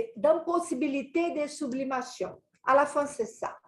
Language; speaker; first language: French; non-native, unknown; Portuguese